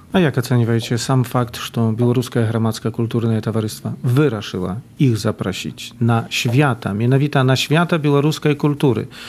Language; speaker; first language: Belarusian; early bilingual, heritage; Belarusian